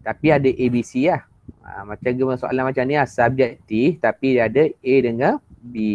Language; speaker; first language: Malay; native; Malay